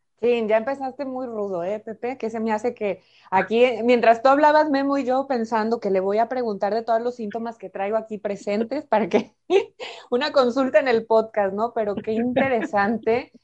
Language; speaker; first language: Spanish; native; Spanish